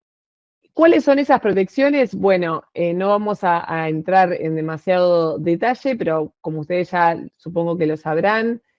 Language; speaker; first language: Spanish; native; Spanish